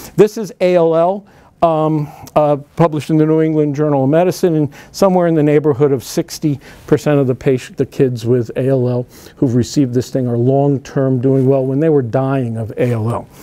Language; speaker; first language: English; native; English